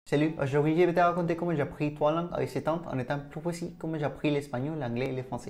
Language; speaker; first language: French; non-native, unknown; Spanish